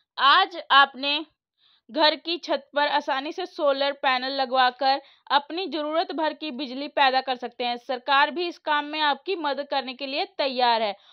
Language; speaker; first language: Hindi; native; Hindi